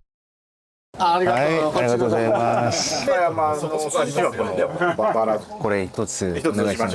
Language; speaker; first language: Japanese; non-native, learner; Korean